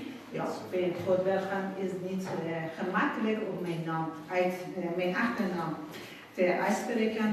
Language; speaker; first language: Dutch; non-native, fluent; Persian